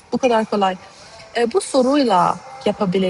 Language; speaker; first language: Turkish; non-native, fluent; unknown